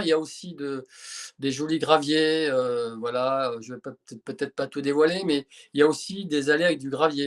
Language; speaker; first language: French; native; French